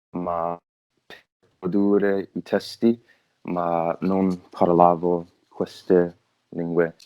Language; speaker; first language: Italian; non-native, learner; English